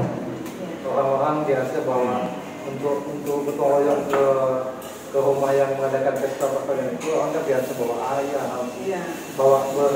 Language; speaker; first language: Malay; non-native, local second language; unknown